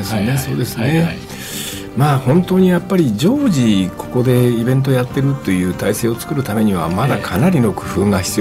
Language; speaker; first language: Japanese; native; Japanese